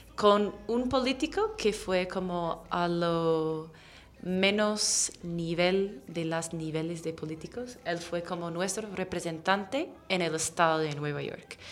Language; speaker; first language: Spanish; non-native, fluent; English